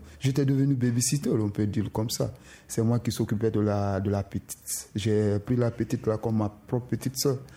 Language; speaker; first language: French; non-native, local second language; Susu